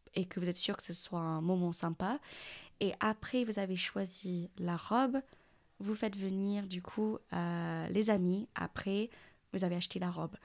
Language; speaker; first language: French; non-native, fluent; English